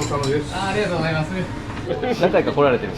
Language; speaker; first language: Japanese; native; Japanese